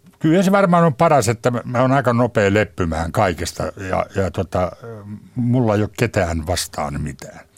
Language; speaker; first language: Finnish; native; Finnish